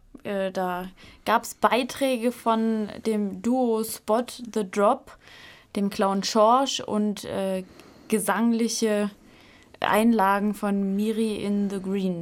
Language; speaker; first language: German; native; German